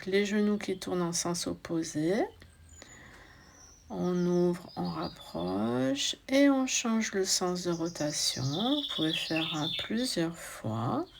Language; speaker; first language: French; native; French